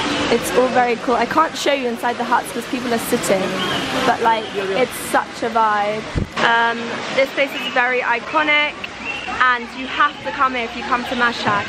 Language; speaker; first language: English; early bilingual, other home language; Persian